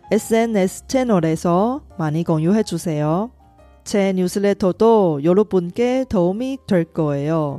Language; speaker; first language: Korean; non-native, fluent; Chinese